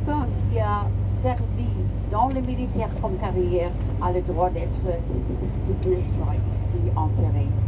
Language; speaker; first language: French; non-native, fluent; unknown